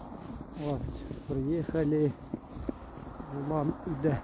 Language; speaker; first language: Russian; non-native, local second language; Yakut